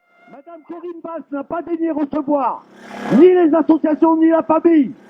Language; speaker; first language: French; native; French